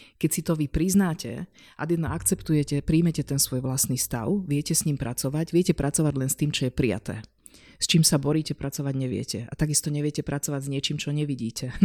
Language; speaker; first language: Slovak; non-native, local second language; Hungarian